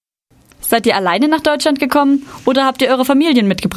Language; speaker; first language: German; native; German